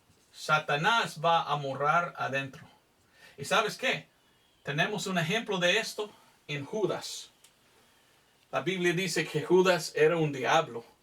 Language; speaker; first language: Spanish; non-native, fluent; English